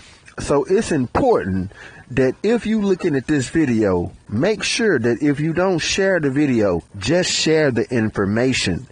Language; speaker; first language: English; native; English